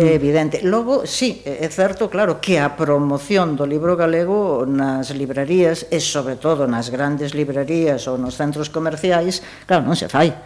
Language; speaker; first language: Galician; early bilingual, heritage; Galician